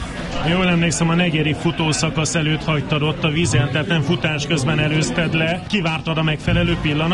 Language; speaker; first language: Hungarian; native; Hungarian